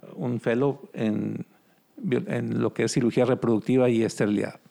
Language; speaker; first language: Spanish; native; Spanish